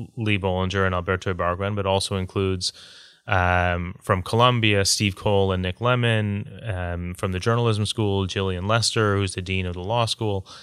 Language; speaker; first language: English; native; English